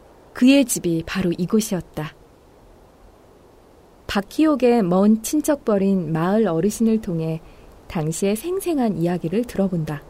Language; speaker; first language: Korean; native; Korean